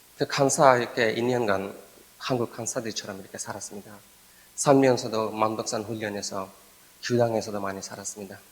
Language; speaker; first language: Korean; non-native, fluent; Bangla